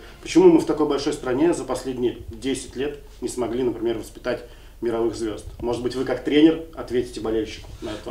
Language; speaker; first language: Russian; native; Russian